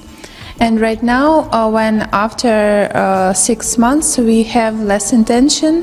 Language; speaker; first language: English; non-native, local second language; Ukrainian